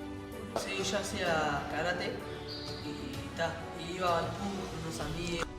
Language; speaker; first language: Spanish; early bilingual, other home language; Arabic